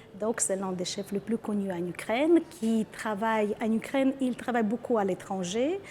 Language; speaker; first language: French; non-native, fluent; Ukrainian